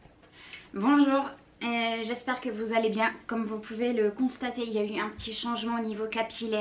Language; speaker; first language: French; native; French